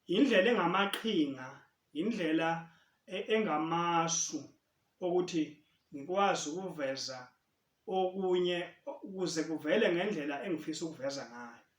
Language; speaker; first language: Zulu; native; Zulu